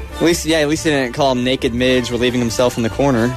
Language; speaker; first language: English; native; English